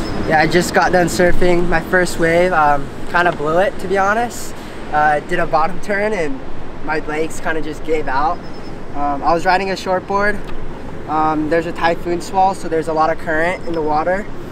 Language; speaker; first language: English; early bilingual, other home language; Japanese